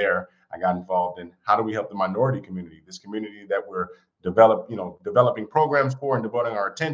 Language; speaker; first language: English; native; English